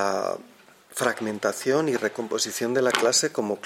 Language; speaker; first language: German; non-native, learner; Spanish